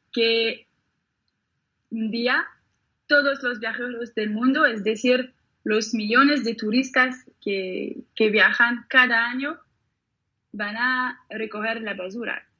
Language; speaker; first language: Spanish; non-native, fluent; French